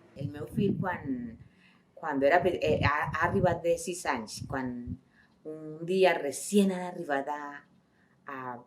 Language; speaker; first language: Catalan; non-native, fluent; Spanish